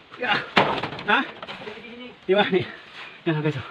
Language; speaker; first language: Filipino; non-native, local second language; Bikol